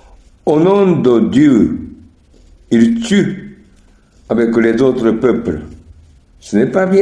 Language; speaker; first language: French; non-native, learner; Japanese